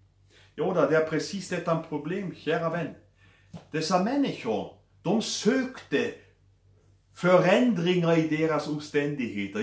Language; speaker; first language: Swedish; non-native, fluent; German